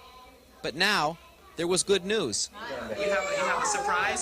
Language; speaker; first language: English; native; English